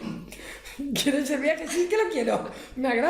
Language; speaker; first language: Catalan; non-native, local second language; Spanish